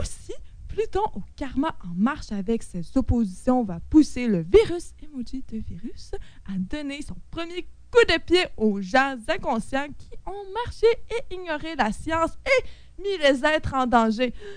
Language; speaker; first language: French; native; French